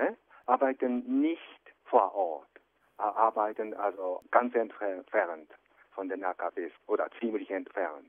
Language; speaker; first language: German; non-native, fluent; Japanese